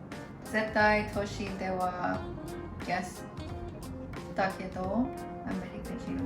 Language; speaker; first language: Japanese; non-native, learner; English